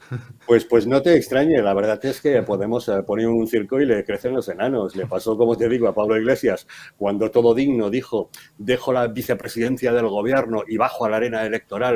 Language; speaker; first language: Spanish; native; Spanish